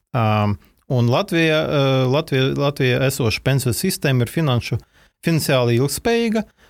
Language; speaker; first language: Latvian; non-native, local second language; Russian